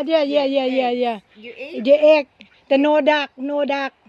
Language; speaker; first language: English; non-native, learner; Thai